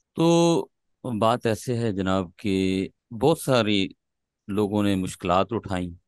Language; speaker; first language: Urdu; non-native, local second language; Punjabi